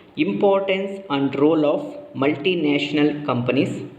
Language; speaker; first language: English; non-native, local second language; Kannada